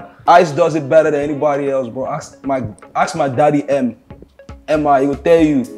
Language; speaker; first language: English; non-native, local second language; Hausa